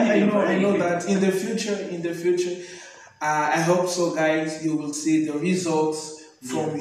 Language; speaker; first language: English; non-native, fluent; Portuguese